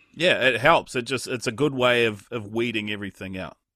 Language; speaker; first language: English; native; English